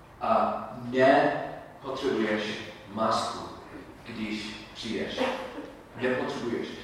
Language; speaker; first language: Czech; non-native, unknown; English